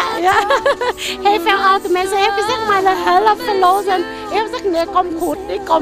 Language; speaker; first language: Dutch; non-native, learner; Vietnamese